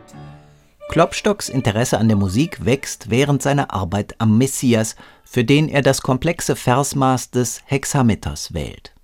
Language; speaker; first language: German; native; German